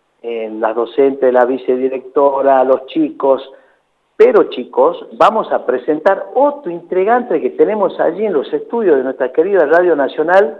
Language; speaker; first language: Spanish; native; Spanish